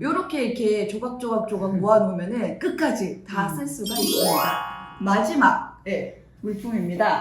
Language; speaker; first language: Korean; native; Korean